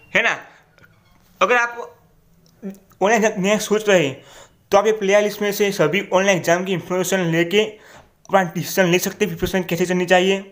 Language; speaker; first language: Hindi; non-native, local second language; Gujarati